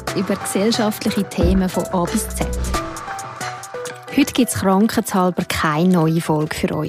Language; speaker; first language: German; native; German